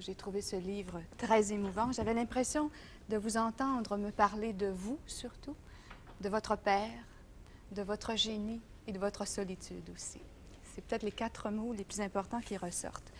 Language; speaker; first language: French; native; French